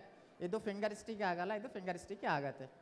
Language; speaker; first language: Kannada; non-native, learner; Bangla